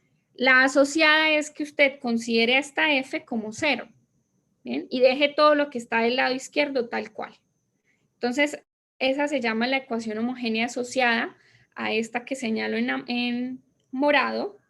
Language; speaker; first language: Spanish; native; Spanish